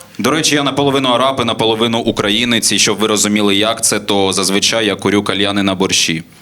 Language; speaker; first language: Ukrainian; non-native, local second language; Russian